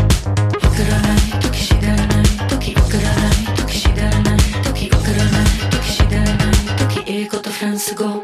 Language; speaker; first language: Japanese; non-native, learner; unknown